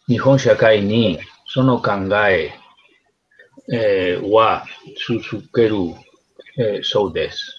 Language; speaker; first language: Japanese; non-native, learner; Spanish